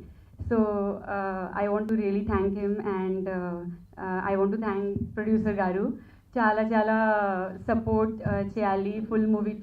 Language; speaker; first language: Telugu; non-native, learner; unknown